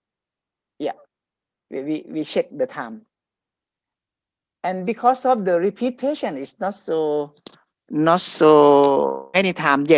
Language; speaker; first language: English; non-native, fluent; Thai